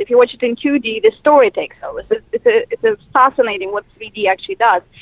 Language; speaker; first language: English; non-native, fluent; Russian